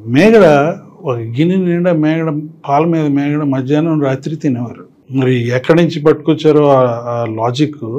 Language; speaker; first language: Telugu; native; Telugu